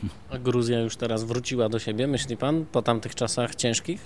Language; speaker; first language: Polish; native; Polish